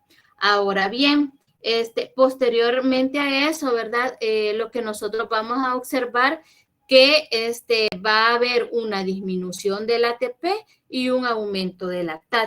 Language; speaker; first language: Spanish; native; Spanish